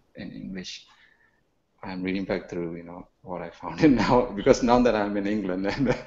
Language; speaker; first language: English; non-native, learner; Burmese